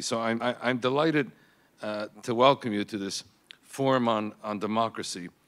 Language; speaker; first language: English; native; English